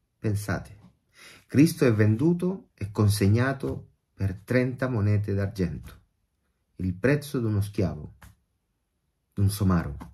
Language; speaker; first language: Italian; non-native, fluent; Spanish